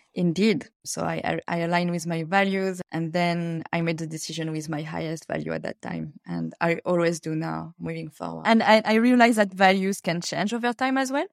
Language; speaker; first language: English; non-native, fluent; French